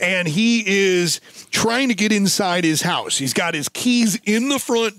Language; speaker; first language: English; native; English